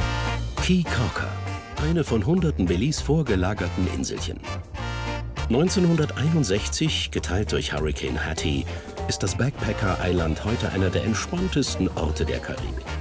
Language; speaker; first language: German; native; German